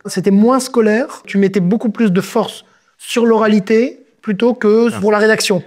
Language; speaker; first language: French; native; French